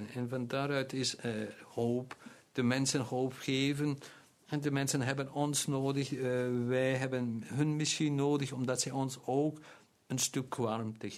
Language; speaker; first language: Dutch; non-native, local second language; German